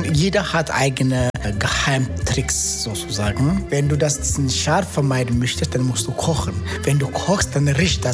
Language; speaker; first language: German; non-native, fluent; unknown